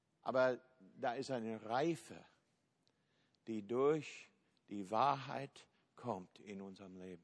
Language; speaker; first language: German; non-native, fluent; English